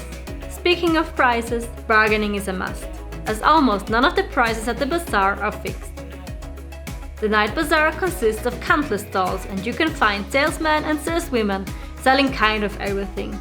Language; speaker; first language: English; non-native, fluent; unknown